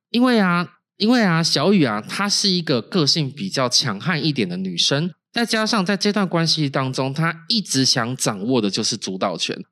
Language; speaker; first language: Chinese; native; Chinese